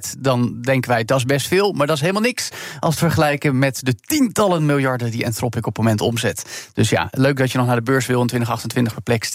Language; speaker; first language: Dutch; native; Dutch